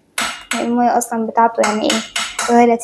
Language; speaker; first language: Arabic; native; Arabic